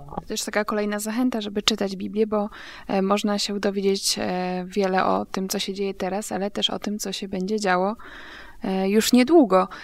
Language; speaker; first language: Polish; native; Polish